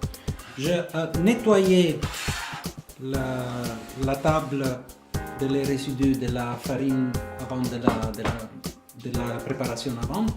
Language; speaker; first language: French; non-native, fluent; Italian